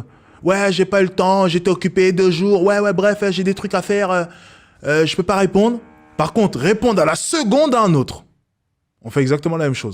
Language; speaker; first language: French; native; French